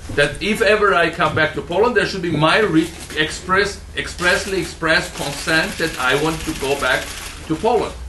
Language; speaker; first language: English; non-native, fluent; Georgian